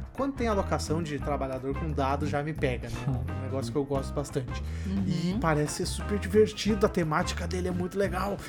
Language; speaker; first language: Portuguese; native; Portuguese